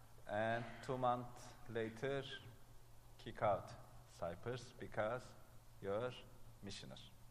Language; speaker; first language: English; non-native, learner; Turkish